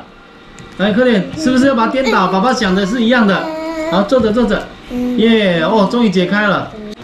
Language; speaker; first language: Chinese; native; Chinese